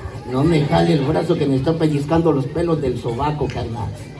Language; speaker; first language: Spanish; native; Spanish